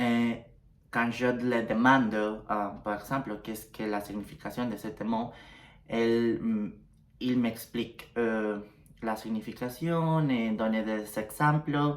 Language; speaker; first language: French; non-native, learner; Spanish